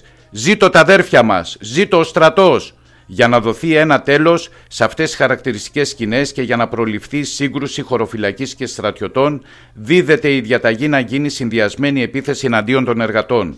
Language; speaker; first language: Greek; native; Greek